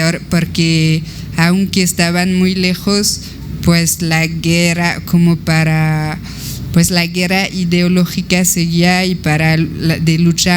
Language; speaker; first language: Spanish; non-native, fluent; French